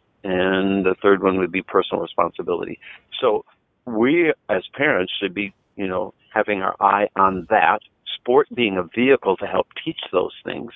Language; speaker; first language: English; native; English